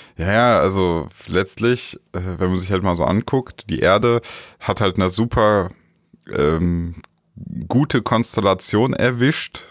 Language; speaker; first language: German; native; German